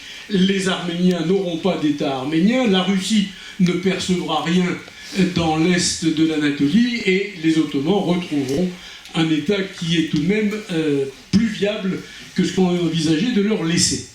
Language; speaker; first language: French; native; French